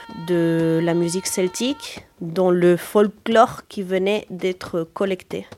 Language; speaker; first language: French; non-native, fluent; Spanish